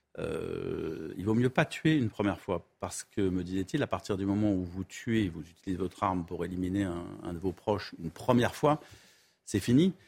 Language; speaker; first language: French; native; French